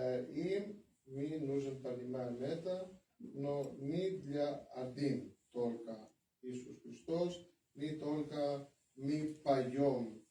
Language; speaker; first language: Russian; non-native, learner; Greek